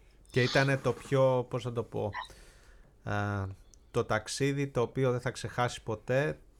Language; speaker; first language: Greek; native; Greek